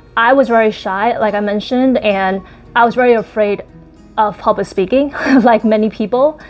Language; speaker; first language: English; early bilingual, other home language; Chinese